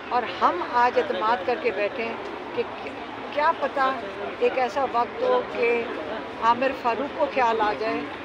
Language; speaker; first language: Urdu; native; Urdu